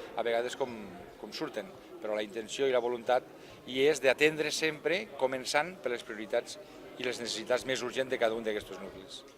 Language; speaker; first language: Catalan; native; Catalan